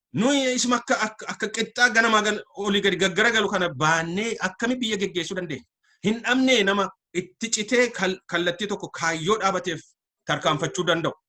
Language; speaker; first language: Oromo; native; Oromo